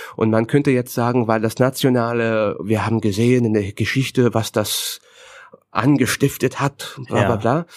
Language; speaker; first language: German; non-native, fluent; English